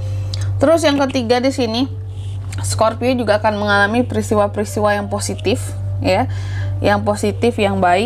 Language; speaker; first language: Indonesian; native; Indonesian